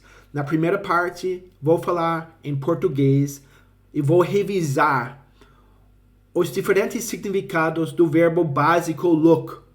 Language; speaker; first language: Portuguese; non-native, fluent; English